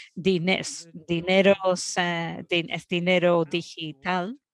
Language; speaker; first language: Spanish; non-native, fluent; Dutch